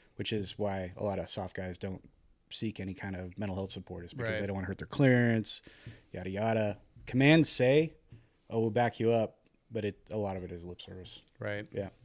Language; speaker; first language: English; native; English